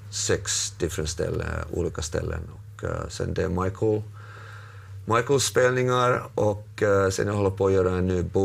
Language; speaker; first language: Swedish; non-native, local second language; Finnish